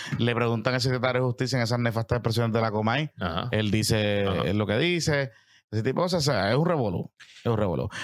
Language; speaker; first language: Spanish; native; Spanish